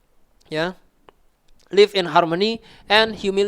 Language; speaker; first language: English; non-native, local second language; Indonesian